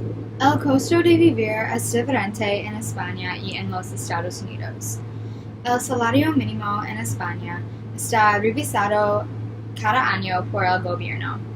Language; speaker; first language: Spanish; non-native, learner; English